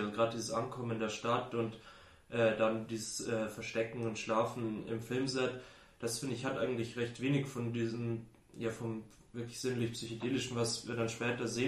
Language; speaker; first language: German; native; German